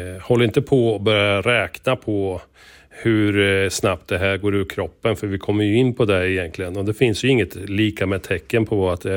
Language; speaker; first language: Swedish; native; Swedish